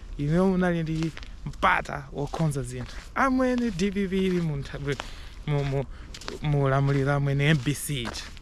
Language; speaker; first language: Nyanja; native; Nyanja